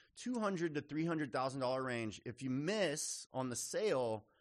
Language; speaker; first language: English; native; English